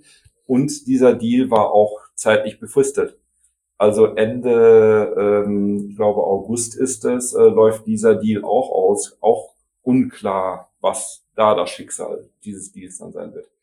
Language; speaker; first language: German; native; German